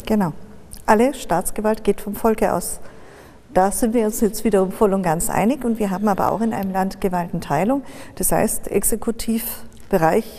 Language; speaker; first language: German; native; German